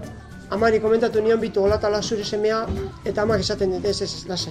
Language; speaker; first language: Basque; native; Basque